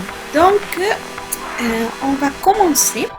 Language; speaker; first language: French; non-native, learner; Spanish